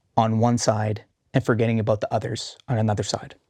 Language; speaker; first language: English; early bilingual, heritage; Arabic